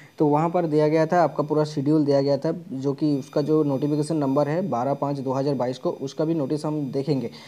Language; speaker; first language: Hindi; non-native, local second language; Bangla